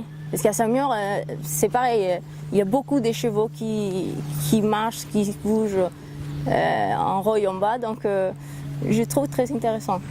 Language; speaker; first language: French; non-native, fluent; Spanish